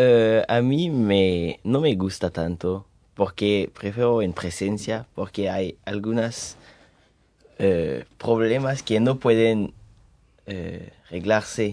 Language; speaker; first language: Spanish; early bilingual, heritage; French